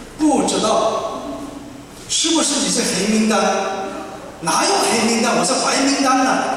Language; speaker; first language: Chinese; non-native, fluent; Korean